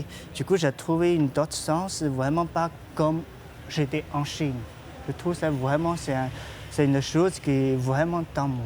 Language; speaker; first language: French; non-native, fluent; Chinese